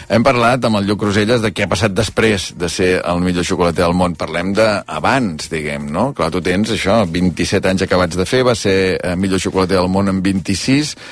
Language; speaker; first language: Catalan; native; Catalan